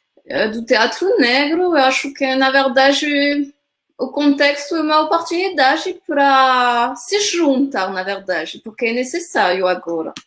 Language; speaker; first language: Portuguese; non-native, fluent; French